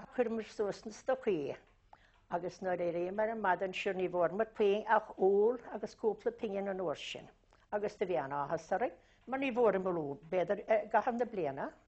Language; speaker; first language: Irish; native; Irish